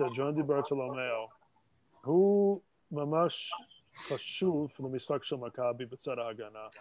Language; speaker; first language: Hebrew; non-native, fluent; English